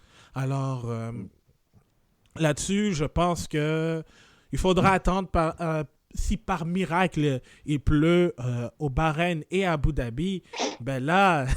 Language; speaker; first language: French; native; French